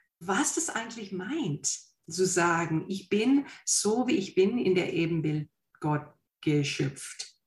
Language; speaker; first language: German; non-native, fluent; English